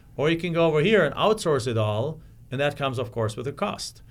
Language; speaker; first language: English; non-native, fluent; German